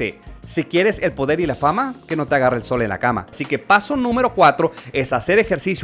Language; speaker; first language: Spanish; native; Spanish